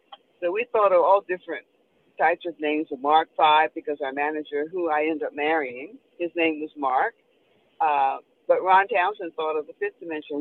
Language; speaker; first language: English; native; English